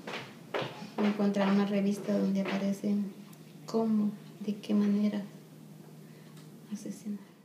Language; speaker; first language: Spanish; native; Spanish